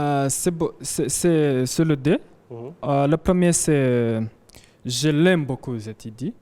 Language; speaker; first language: French; non-native, learner; Kinyarwanda